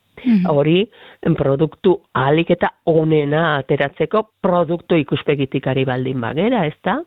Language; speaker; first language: Basque; native; Basque